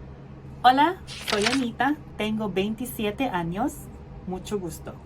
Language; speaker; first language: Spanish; non-native, fluent; Filipino